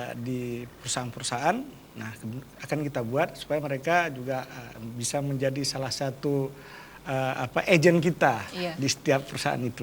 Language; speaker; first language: Malay; native; Malay